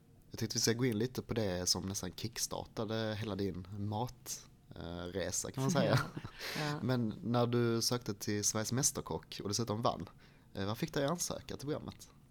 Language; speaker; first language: Swedish; native; Swedish